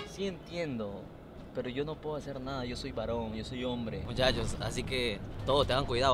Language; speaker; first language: Spanish; native; Spanish